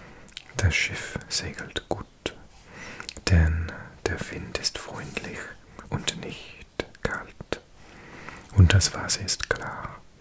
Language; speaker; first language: German; non-native, learner; English